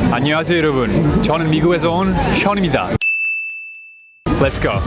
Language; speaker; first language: Korean; non-native, fluent; English